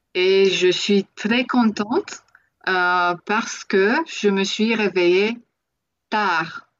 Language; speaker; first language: French; native; French